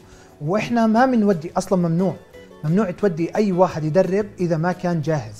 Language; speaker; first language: Arabic; native; Arabic